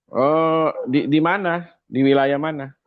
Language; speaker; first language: Indonesian; native; Indonesian